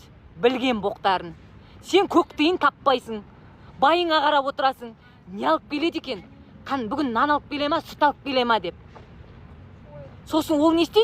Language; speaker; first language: Kazakh; native; Kazakh